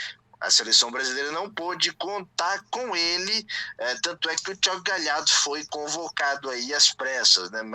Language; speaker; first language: Portuguese; native; Portuguese